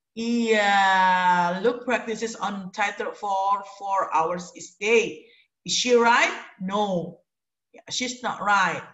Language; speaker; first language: English; non-native, fluent; Indonesian